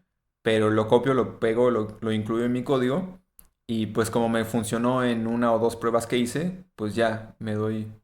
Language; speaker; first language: Spanish; native; Spanish